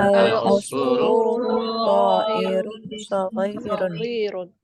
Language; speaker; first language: Arabic; non-native, learner; Indonesian